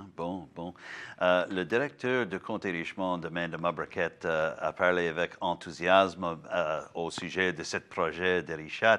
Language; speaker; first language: French; non-native, learner; English